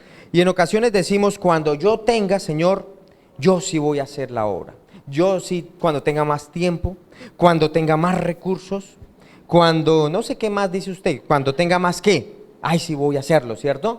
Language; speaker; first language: Spanish; native; Spanish